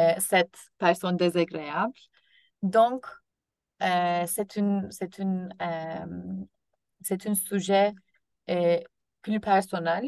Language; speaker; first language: French; non-native, learner; Turkish